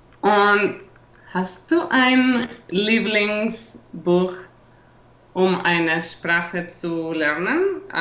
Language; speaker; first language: German; non-native, learner; Spanish